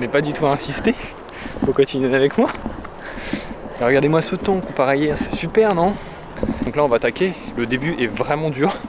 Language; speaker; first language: French; native; French